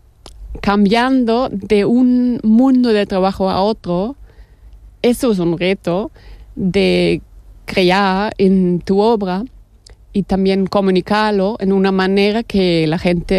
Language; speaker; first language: Spanish; non-native, fluent; German